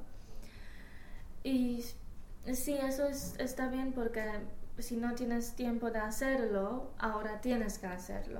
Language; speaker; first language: Spanish; non-native, fluent; English